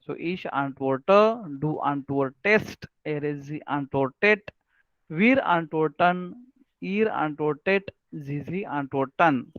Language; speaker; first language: German; non-native, learner; Marathi